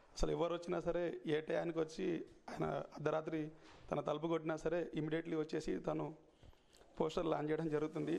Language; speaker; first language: Telugu; native; Telugu